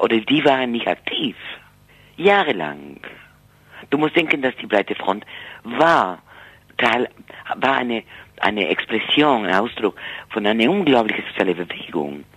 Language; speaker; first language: German; non-native, fluent; Spanish